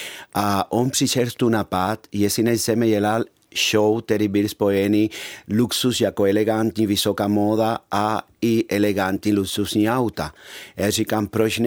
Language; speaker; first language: Czech; non-native, fluent; Spanish